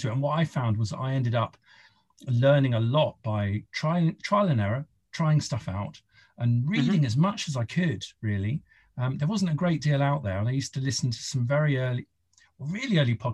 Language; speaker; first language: English; native; English